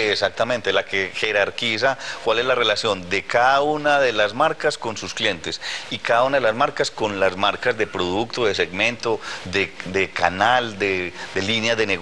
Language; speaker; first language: Spanish; native; Spanish